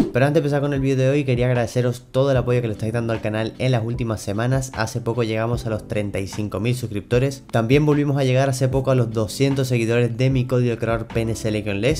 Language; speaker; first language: Spanish; native; Spanish